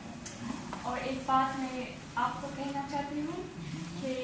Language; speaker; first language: Hindi; non-native, learner; German